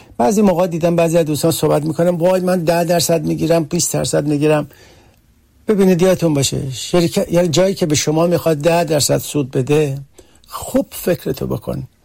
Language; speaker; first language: Persian; early bilingual, heritage; Persian